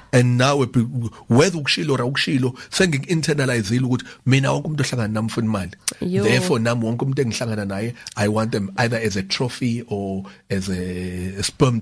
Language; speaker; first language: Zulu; native; Zulu